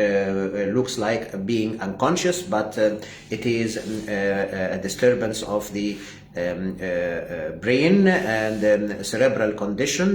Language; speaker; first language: English; non-native, fluent; Arabic